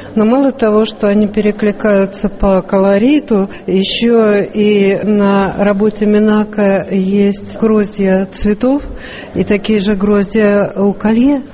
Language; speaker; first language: Russian; native; Russian